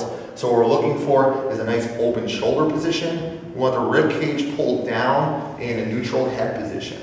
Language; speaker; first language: English; native; English